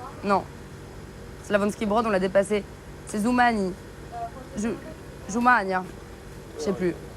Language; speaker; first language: French; native; French